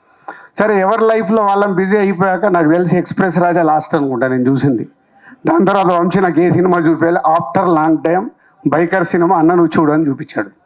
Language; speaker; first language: Telugu; native; Telugu